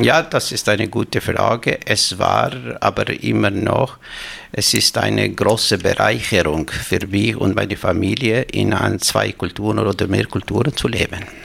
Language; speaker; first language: German; non-native, fluent; Albanian